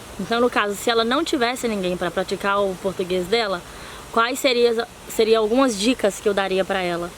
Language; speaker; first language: Portuguese; native; Portuguese